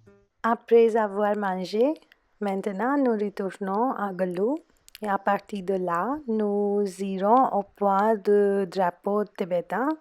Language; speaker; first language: French; non-native, fluent; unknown